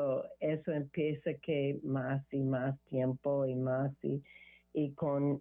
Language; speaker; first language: Spanish; non-native, learner; English